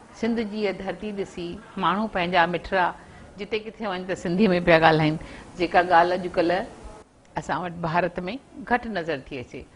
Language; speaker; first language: Sindhi; early bilingual, heritage; Sindhi